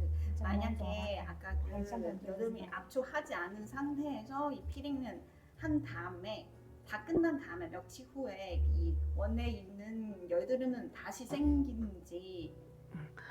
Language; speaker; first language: Korean; non-native, fluent; Chinese